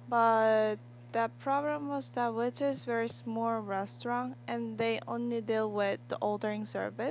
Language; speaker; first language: English; non-native, learner; Korean